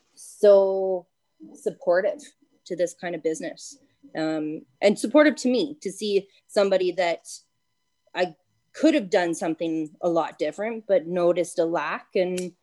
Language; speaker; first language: English; native; English